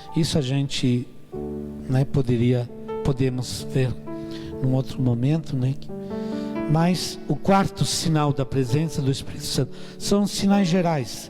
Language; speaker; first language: Portuguese; non-native, fluent; Italian